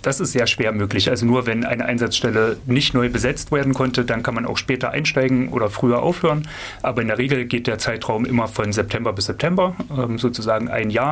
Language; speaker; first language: German; native; German